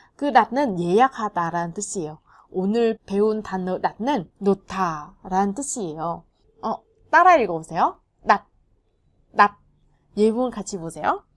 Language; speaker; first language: Korean; non-native, fluent; Vietnamese